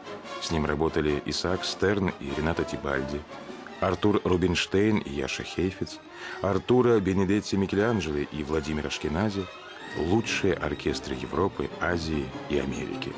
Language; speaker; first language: Russian; native; Russian